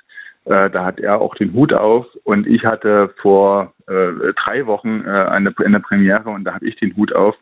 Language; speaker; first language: German; native; German